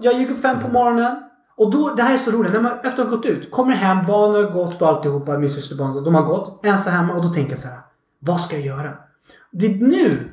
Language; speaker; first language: Swedish; non-native, fluent; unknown